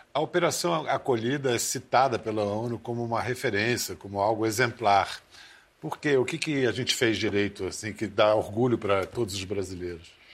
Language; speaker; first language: Portuguese; native; Portuguese